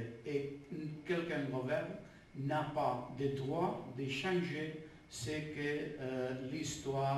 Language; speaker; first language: French; non-native, fluent; Catalan